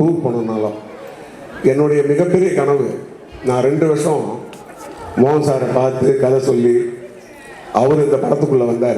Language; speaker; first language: Tamil; native; Tamil